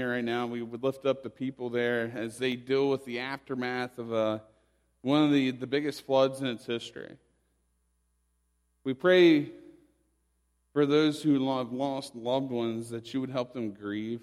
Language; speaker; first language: English; native; English